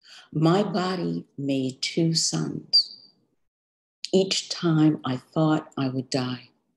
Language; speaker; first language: English; native; English